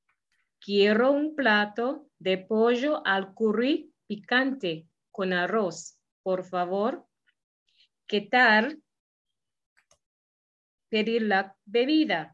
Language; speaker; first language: Spanish; non-native, fluent; English